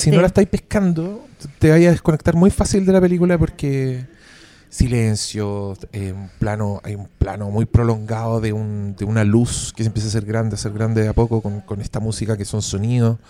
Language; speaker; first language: Spanish; native; Spanish